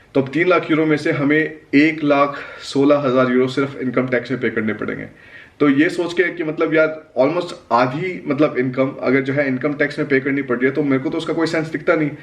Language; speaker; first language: Hindi; native; Hindi